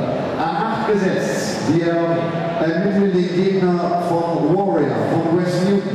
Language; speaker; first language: German; native; German